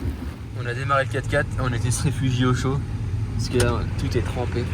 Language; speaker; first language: French; native; French